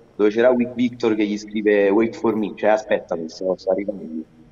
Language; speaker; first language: Italian; native; Italian